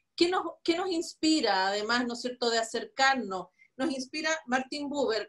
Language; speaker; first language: Spanish; native; Spanish